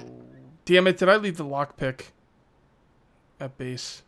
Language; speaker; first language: English; native; English